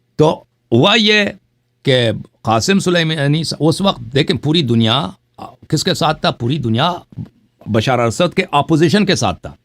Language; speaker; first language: Urdu; non-native, fluent; Persian